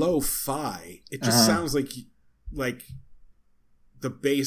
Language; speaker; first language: English; native; English